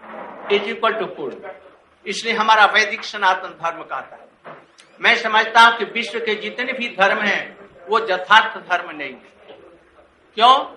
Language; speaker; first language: Hindi; native; Hindi